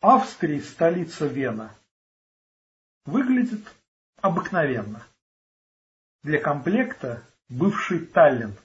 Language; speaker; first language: Russian; native; Russian